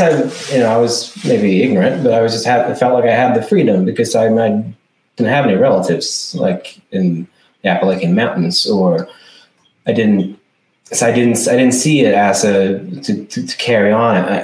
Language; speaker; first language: English; non-native, fluent; Swedish